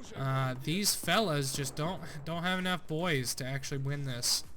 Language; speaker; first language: English; native; English